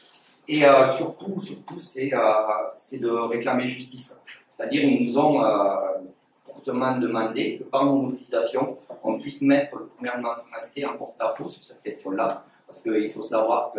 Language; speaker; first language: French; native; French